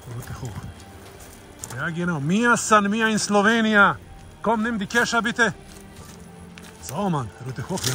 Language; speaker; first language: German; non-native, learner; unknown